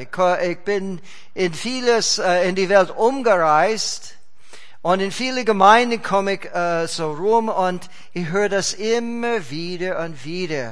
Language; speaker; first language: German; non-native, fluent; English